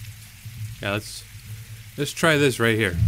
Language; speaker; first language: English; native; English